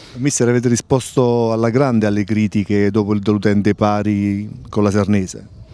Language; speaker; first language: Italian; native; Italian